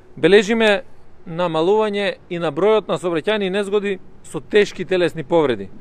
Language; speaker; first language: Macedonian; native; Macedonian